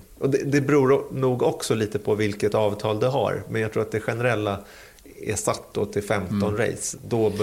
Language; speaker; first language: Swedish; native; Swedish